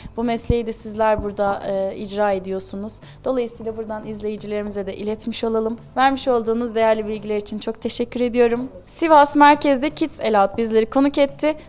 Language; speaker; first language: Turkish; native; Turkish